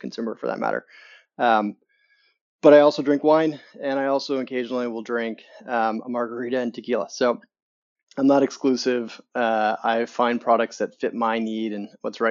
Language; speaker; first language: English; native; English